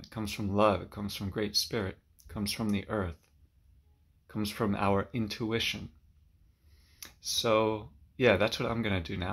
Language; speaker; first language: English; native; English